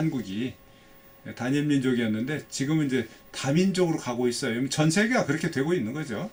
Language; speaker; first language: Korean; native; Korean